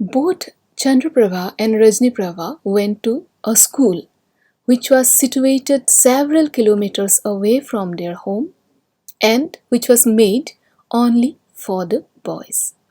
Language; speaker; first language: English; non-native, local second language; Assamese